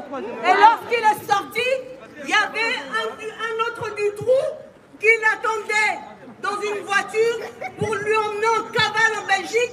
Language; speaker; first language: French; non-native, local second language; Lingala